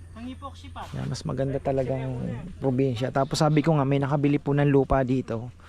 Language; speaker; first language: Filipino; native; Filipino